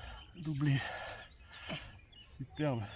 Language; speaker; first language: French; native; French